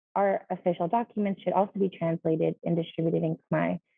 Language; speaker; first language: English; native; English